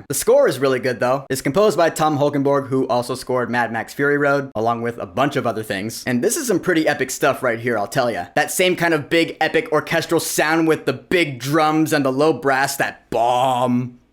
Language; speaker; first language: English; native; English